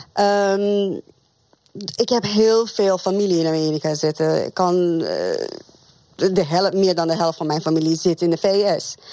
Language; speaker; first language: Dutch; non-native, fluent; Persian